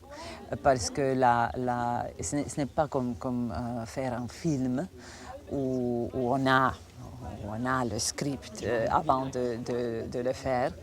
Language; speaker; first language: French; non-native, fluent; Croatian